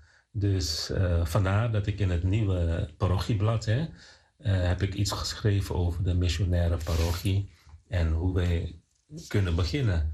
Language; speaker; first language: Dutch; non-native, fluent; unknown